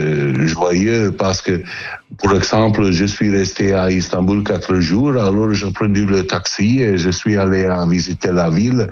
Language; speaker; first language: French; non-native, learner; Italian